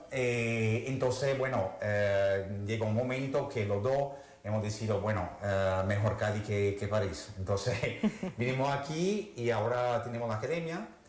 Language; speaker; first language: Spanish; non-native, fluent; English